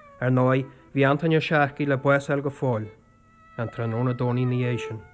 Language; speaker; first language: Irish; native; Irish